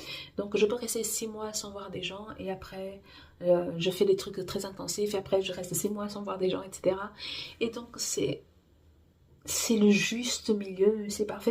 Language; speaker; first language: French; non-native, fluent; Portuguese